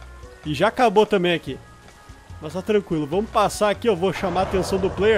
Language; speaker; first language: Portuguese; native; Portuguese